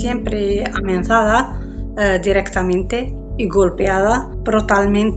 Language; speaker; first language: Spanish; non-native, learner; Arabic